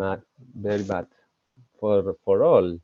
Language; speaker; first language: English; non-native, learner; Spanish